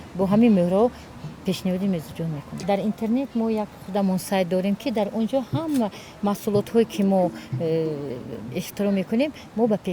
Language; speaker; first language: Tajik; non-native, local second language; Shughni